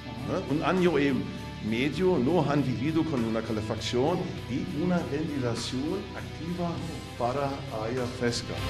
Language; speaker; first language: Spanish; non-native, fluent; German